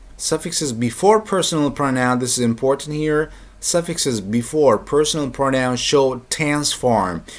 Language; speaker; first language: English; non-native, fluent; Turkish